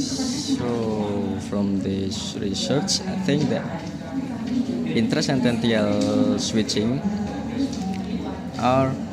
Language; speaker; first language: English; non-native, learner; Indonesian